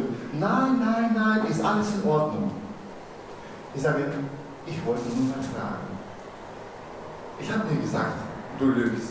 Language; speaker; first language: German; non-native, fluent; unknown